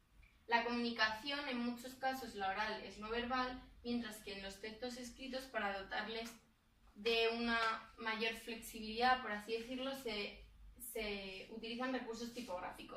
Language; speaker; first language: Spanish; native; Spanish